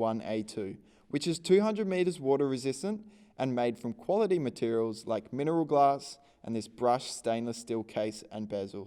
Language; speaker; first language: English; native; English